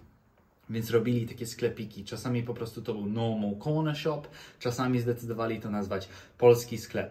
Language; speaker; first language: Polish; early bilingual, heritage; Polish